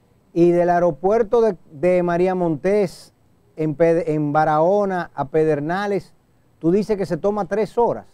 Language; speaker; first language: Spanish; native; Spanish